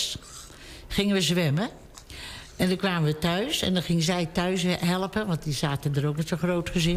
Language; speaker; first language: Dutch; native; Dutch